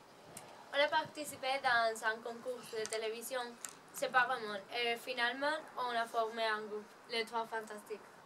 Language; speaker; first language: French; non-native, learner; Spanish